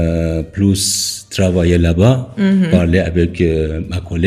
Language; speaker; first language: French; non-native, learner; Persian